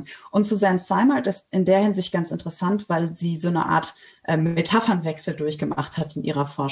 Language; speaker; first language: German; native; German